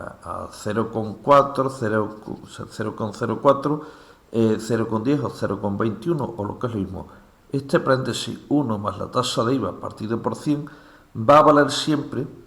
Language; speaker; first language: Spanish; native; Spanish